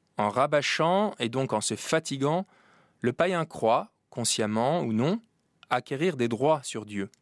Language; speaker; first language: French; native; French